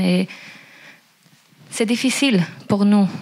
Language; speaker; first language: French; non-native, fluent; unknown